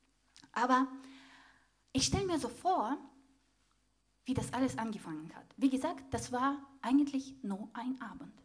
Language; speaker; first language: German; non-native, fluent; Russian